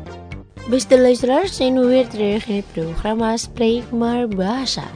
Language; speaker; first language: Dutch; non-native, learner; Indonesian